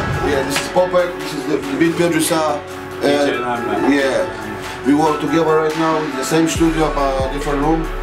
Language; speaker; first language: English; non-native, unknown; Polish